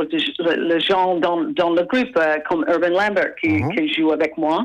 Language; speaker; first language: French; non-native, fluent; English